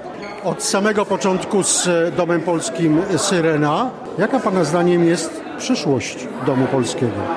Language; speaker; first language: Polish; native; Polish